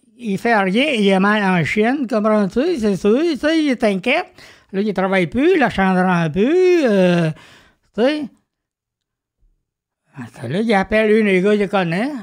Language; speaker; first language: French; non-native, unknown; Vietnamese